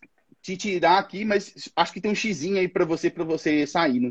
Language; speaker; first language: Portuguese; native; Portuguese